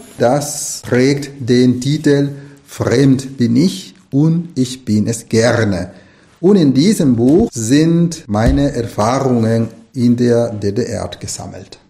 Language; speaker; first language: German; non-native, fluent; Spanish